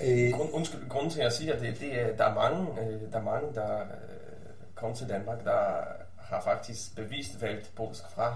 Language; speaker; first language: Danish; non-native, fluent; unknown